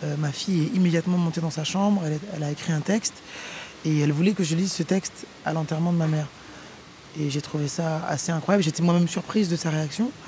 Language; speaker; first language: French; native; French